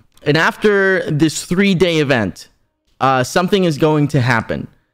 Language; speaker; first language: English; early bilingual, other home language; Spanish